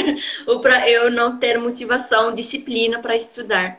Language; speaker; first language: Portuguese; non-native, fluent; Arabic